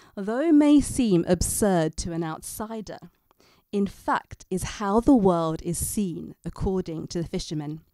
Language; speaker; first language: English; native; English